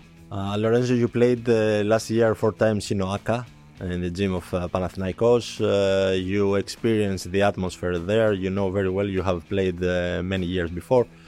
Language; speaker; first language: English; non-native, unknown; Greek